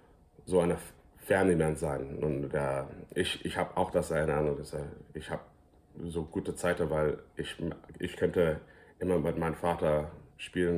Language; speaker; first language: German; early bilingual, heritage; English